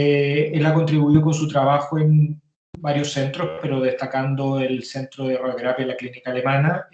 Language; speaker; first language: Spanish; native; Spanish